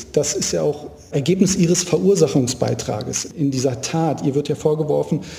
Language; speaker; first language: German; native; German